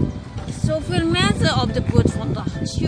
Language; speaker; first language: Dutch; non-native, fluent; Indonesian